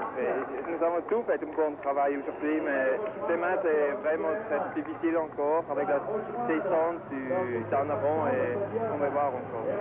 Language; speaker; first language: French; non-native, learner; German